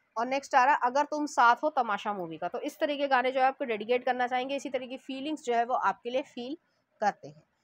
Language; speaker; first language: Hindi; native; Hindi